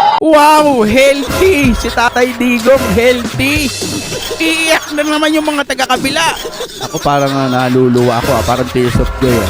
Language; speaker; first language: Filipino; non-native, local second language; Iloko